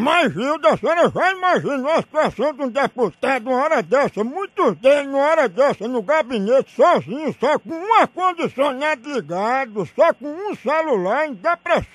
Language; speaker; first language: Portuguese; native; Portuguese